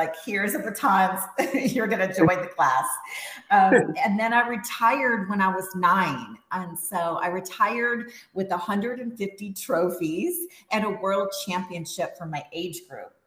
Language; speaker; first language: English; native; English